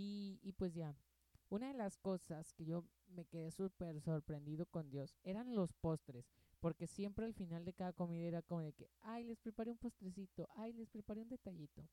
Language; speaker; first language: Spanish; native; Spanish